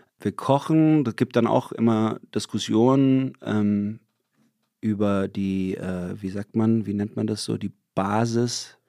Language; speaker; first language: German; native; German